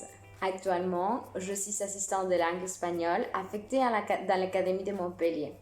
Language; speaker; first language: French; non-native, fluent; Spanish